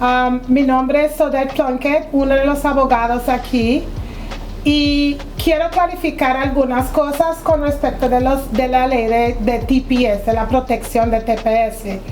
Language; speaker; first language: Spanish; non-native, fluent; English